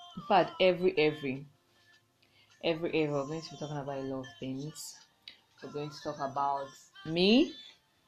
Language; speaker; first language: English; non-native, local second language; Igbo